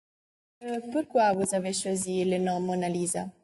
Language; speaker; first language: French; non-native, learner; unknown